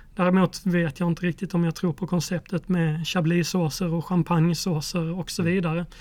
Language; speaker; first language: Swedish; native; Swedish